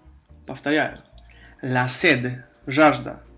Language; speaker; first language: Russian; non-native, fluent; Spanish